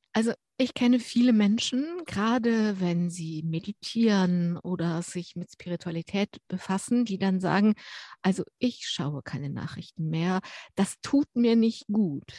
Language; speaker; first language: German; native; German